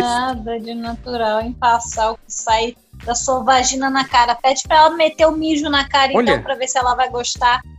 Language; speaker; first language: Portuguese; native; Portuguese